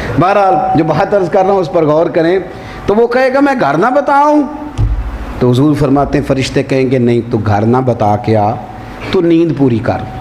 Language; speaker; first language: Urdu; non-native, local second language; Punjabi